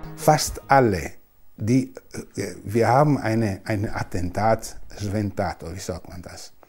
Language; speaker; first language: German; non-native, local second language; Italian